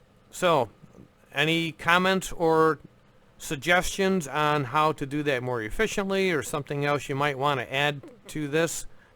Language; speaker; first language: English; native; English